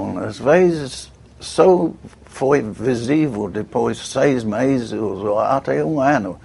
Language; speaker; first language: Portuguese; non-native, fluent; English